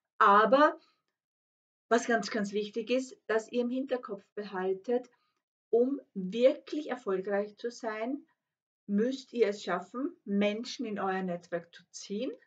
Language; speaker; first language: German; non-native, fluent; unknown